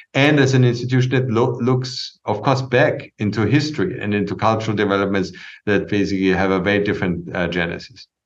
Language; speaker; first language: English; non-native, fluent; German